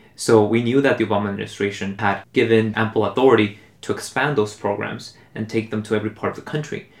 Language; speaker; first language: English; early bilingual, other home language; Spanish